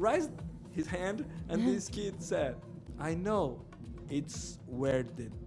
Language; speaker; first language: English; non-native, fluent; Portuguese